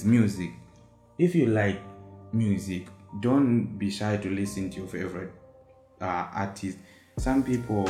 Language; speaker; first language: English; non-native, local second language; Shona